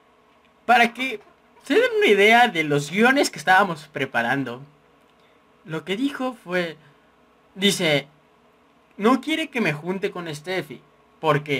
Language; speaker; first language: Spanish; native; Spanish